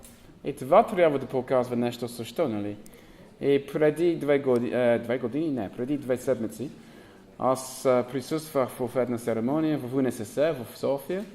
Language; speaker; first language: Bulgarian; non-native, learner; English